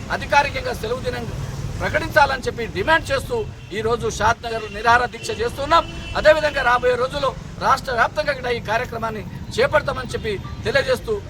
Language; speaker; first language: Telugu; non-native, local second language; Lambadi